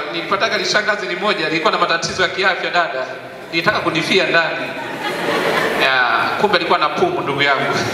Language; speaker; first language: Swahili; native; Swahili